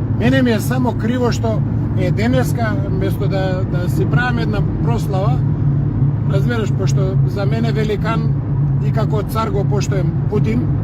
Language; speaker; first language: Macedonian; non-native, local second language; Serbian